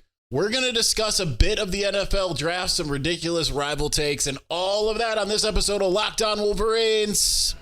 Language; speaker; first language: English; native; English